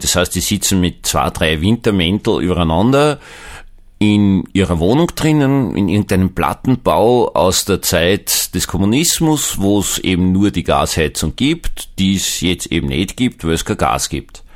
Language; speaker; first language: German; native; German